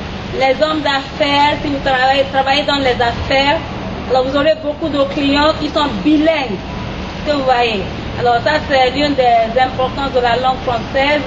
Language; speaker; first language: French; non-native, fluent; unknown